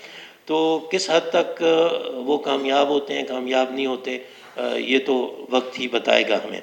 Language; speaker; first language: Urdu; native; Urdu